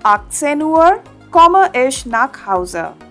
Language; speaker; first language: German; non-native, fluent; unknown